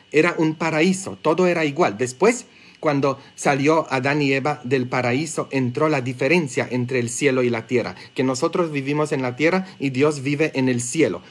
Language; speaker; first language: Spanish; non-native, fluent; English